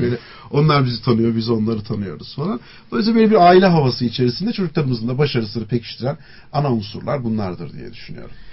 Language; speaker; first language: Turkish; native; Turkish